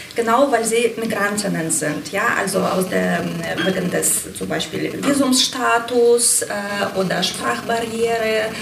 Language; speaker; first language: German; non-native, fluent; Ukrainian